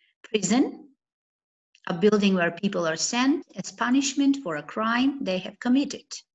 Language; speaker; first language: English; non-native, fluent; Macedonian